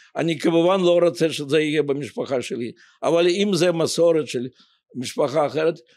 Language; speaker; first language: Hebrew; non-native, fluent; Ukrainian